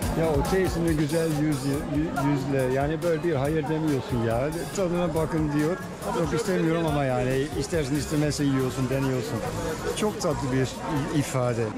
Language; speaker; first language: Turkish; non-native, fluent; Dutch